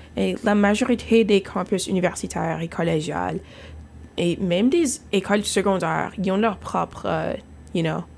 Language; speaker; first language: French; non-native, fluent; English